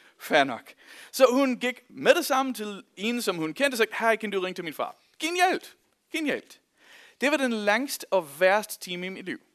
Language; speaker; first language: Danish; non-native, fluent; English